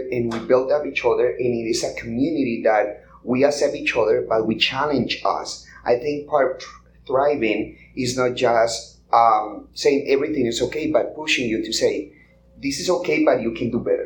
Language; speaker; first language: English; non-native, fluent; Spanish